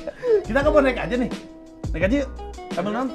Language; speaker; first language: Indonesian; native; Indonesian